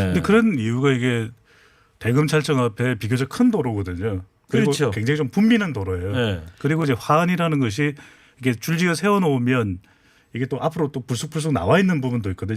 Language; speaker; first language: Korean; native; Korean